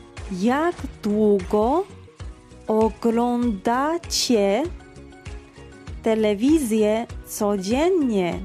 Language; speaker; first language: Polish; non-native, fluent; Georgian